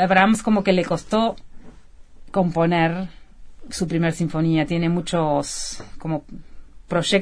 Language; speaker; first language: Spanish; native; Spanish